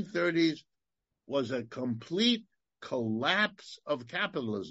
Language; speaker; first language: English; native; English